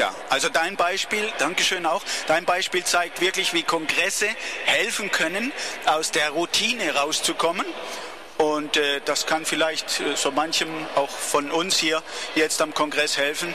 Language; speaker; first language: German; native; German